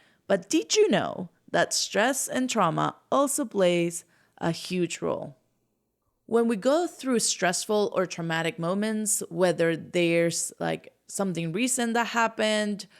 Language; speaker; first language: English; non-native, fluent; Spanish